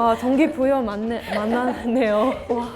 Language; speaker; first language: Korean; non-native, fluent; Dutch